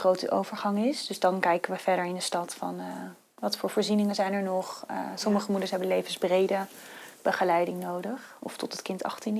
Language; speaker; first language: Dutch; native; Dutch